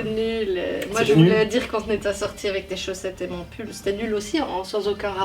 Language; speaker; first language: French; native; French